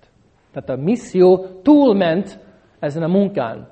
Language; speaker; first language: Hungarian; non-native, fluent; English